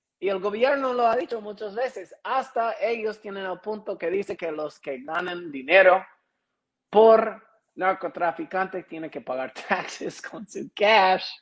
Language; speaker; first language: Spanish; non-native, learner; English